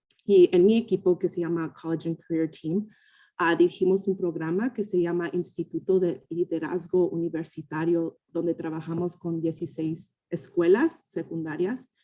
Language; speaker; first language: Spanish; early bilingual, heritage; Spanish